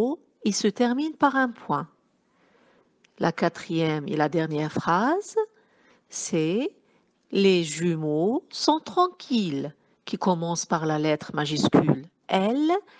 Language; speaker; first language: French; non-native, local second language; Arabic